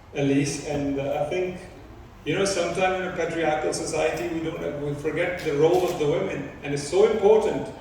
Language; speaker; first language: English; early bilingual, other home language; Punjabi